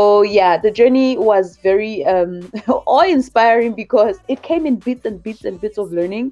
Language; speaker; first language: English; non-native, local second language; Southern Sotho